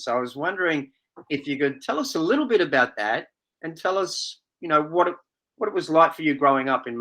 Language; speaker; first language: English; native; English